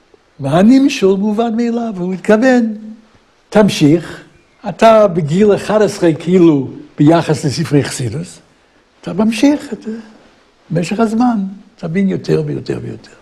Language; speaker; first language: Hebrew; non-native, fluent; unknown